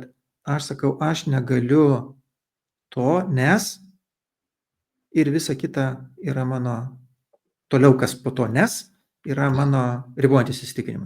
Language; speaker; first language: Lithuanian; native; Lithuanian